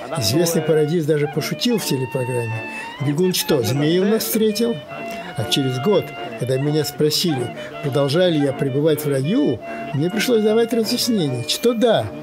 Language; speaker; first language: Russian; native; Russian